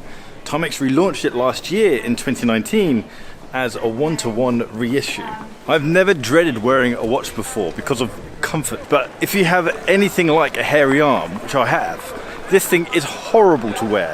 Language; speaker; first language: English; native; English